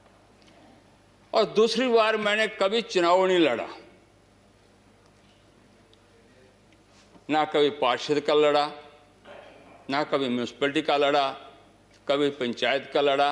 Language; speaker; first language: Hindi; non-native, local second language; Dogri